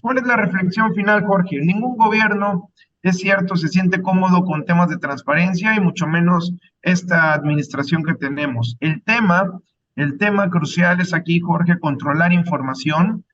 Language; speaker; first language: Spanish; native; Spanish